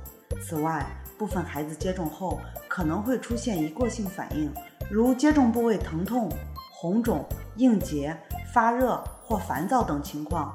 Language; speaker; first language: Chinese; native; Chinese